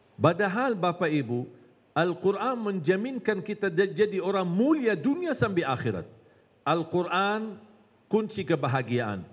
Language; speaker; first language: Indonesian; non-native, fluent; Arabic